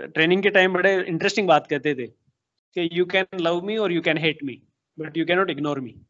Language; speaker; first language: Hindi; native; Hindi